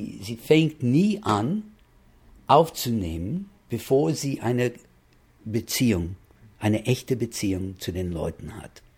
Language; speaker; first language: German; non-native, fluent; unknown